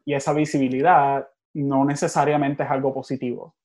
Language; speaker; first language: Spanish; early bilingual, other home language; English